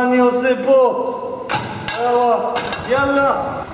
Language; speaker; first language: Hebrew; non-native, learner; French